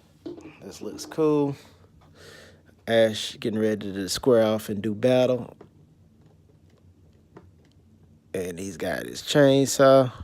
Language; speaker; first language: English; native; English